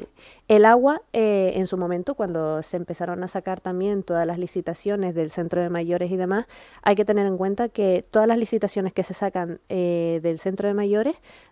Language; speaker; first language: Spanish; native; Spanish